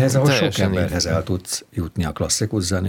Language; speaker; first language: Hungarian; native; Hungarian